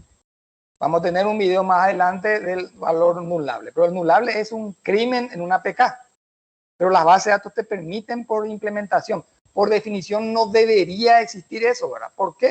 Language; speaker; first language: Spanish; native; Spanish